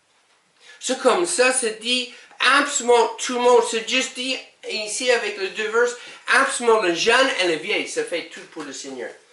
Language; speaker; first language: French; non-native, learner; English